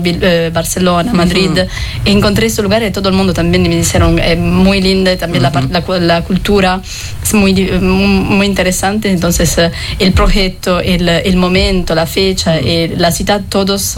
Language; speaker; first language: Spanish; non-native, fluent; Italian